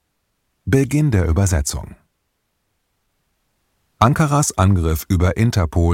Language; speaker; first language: German; native; German